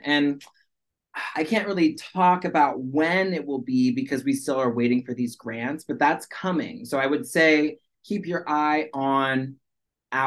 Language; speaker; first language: English; early bilingual, other home language; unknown